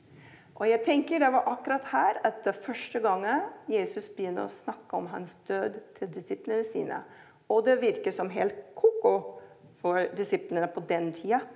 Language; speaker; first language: Norwegian; non-native, fluent; English